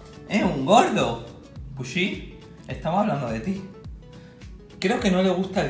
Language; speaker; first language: Spanish; native; Spanish